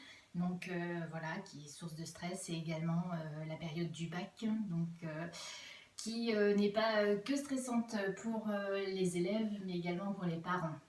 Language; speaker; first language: French; native; French